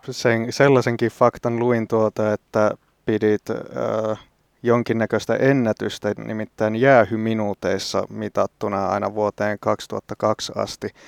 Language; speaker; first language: Finnish; native; Finnish